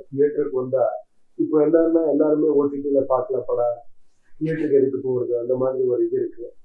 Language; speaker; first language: Tamil; non-native, learner; Kannada